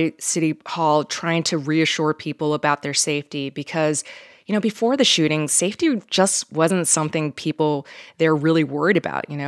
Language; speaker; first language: English; native; English